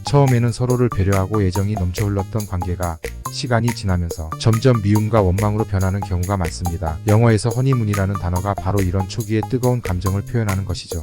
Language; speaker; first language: Korean; native; Korean